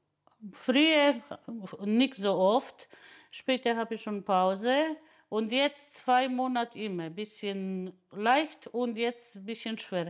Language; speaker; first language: German; non-native, learner; Polish